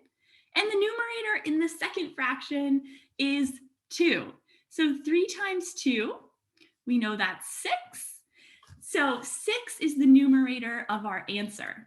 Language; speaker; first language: English; native; English